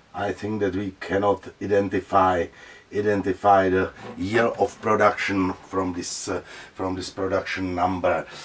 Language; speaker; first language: English; non-native, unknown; Czech